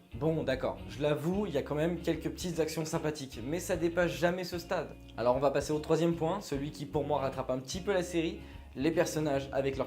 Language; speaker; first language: French; native; French